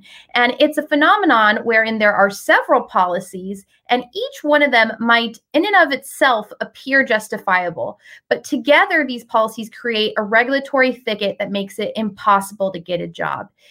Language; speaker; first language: English; native; English